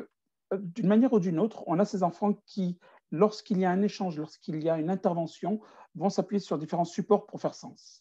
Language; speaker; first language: French; native; French